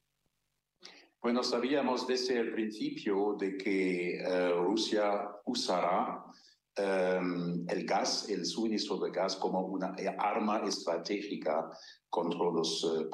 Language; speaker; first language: Spanish; non-native, fluent; German